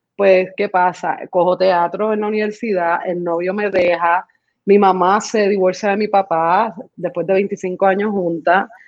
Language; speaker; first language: Spanish; early bilingual, other home language; English